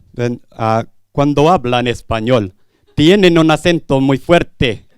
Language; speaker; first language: Spanish; non-native, fluent; English